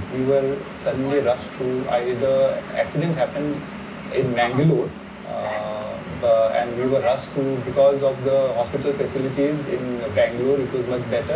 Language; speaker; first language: English; non-native, local second language; Assamese